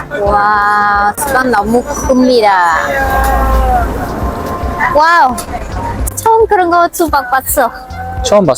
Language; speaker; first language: Korean; non-native, learner; Vietnamese